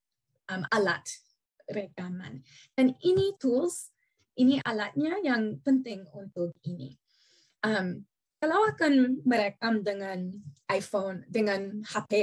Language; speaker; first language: Indonesian; non-native, learner; English